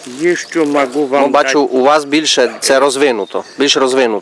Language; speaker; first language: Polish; non-native, learner; Ukrainian